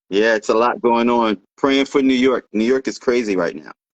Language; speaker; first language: English; native; English